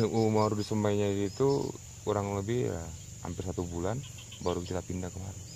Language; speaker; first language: Indonesian; native; Indonesian